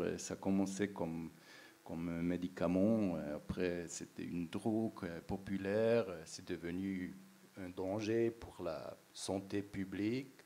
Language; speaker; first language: French; non-native, local second language; German